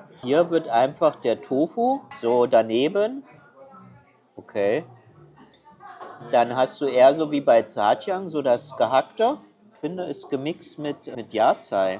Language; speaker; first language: German; non-native, fluent; Chinese